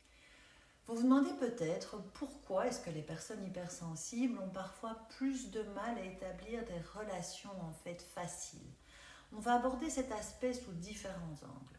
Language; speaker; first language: French; native; French